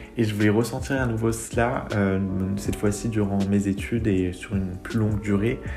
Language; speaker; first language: French; native; French